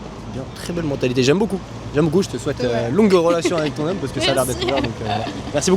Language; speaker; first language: French; native; French